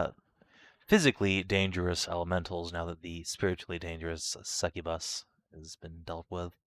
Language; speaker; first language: English; native; English